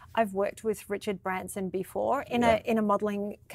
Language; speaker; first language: English; native; English